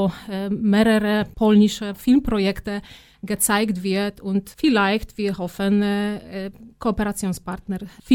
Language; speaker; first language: German; non-native, fluent; Polish